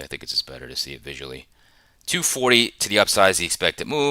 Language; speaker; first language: English; native; English